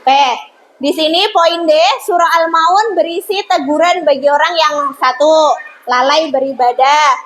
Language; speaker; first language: Indonesian; native; Indonesian